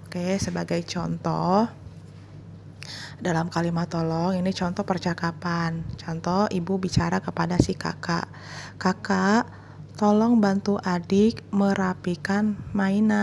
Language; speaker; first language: Indonesian; native; Indonesian